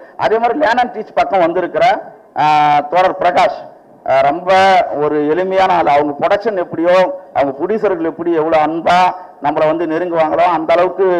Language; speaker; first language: Tamil; native; Tamil